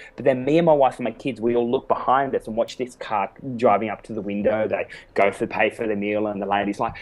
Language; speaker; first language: English; native; English